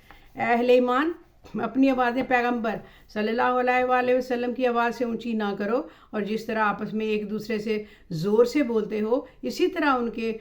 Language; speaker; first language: Urdu; native; Urdu